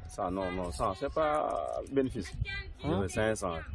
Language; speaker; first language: French; non-native, local second language; Wolof